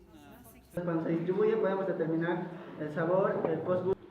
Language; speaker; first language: Spanish; native; Spanish